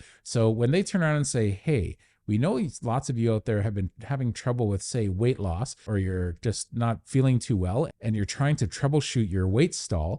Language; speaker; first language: English; native; English